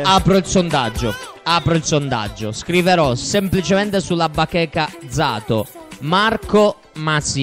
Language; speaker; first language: Italian; native; Italian